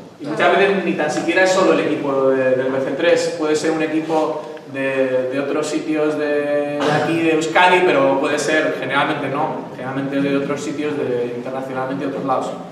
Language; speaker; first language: Spanish; native; Spanish